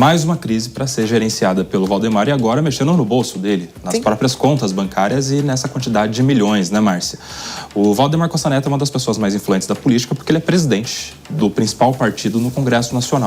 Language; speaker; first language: Portuguese; native; Portuguese